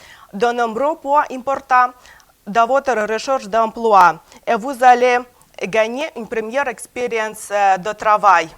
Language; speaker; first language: French; non-native, learner; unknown